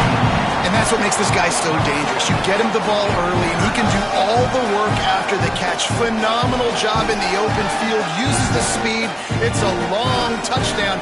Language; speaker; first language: English; native; English